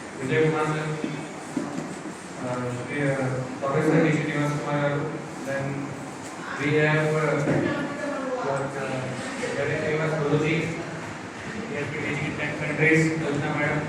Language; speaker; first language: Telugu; non-native, fluent; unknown